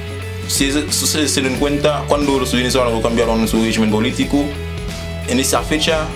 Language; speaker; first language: Spanish; non-native, fluent; Haitian Creole